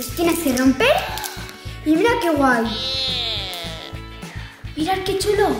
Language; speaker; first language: Spanish; native; Spanish